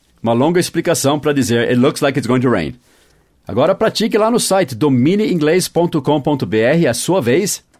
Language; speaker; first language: Portuguese; non-native, fluent; English